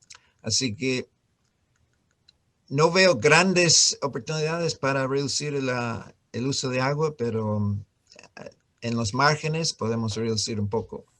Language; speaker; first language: Spanish; non-native, fluent; English